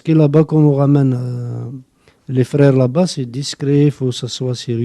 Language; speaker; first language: French; non-native, local second language; Arabic